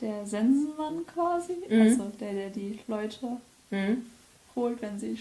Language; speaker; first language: German; native; German